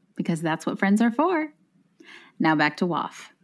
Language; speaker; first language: English; early bilingual, other home language; Hindi